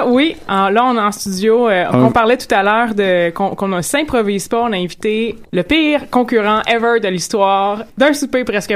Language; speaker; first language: French; native; French